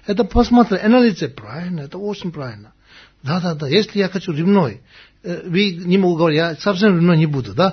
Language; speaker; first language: Russian; non-native, learner; Tibetan